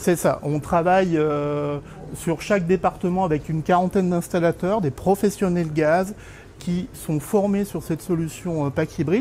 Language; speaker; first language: French; native; French